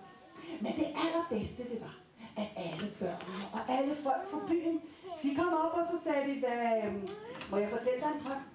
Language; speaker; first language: Danish; native; Danish